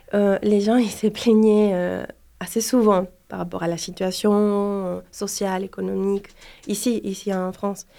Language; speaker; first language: French; non-native, fluent; Spanish